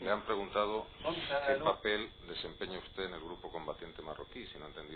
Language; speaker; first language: Spanish; native; Spanish